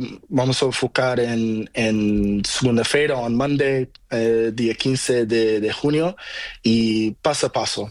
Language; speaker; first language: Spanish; non-native, learner; Portuguese